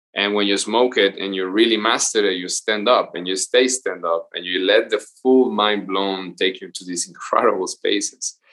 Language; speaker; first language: English; non-native, fluent; Spanish